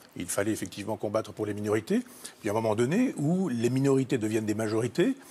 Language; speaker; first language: French; native; French